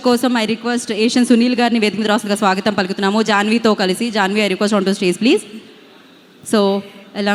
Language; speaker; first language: Telugu; native; Telugu